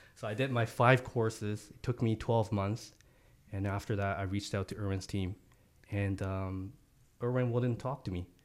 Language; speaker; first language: English; non-native, fluent; Japanese